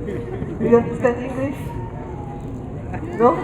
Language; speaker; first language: English; non-native, learner; Italian